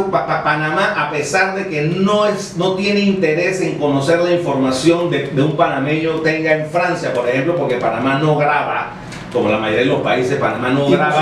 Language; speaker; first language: Spanish; native; Spanish